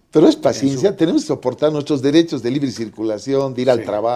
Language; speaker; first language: Spanish; native; Spanish